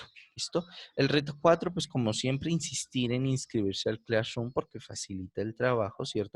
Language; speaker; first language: Spanish; native; Spanish